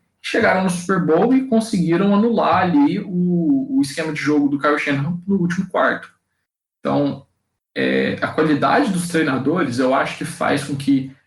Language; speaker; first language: Portuguese; native; Portuguese